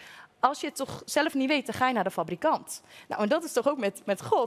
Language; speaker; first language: Dutch; native; Dutch